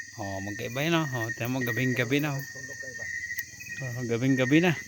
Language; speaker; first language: Filipino; non-native, local second language; Hiligaynon